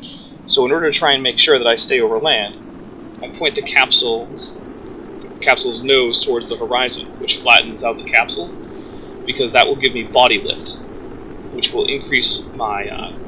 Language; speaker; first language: English; native; English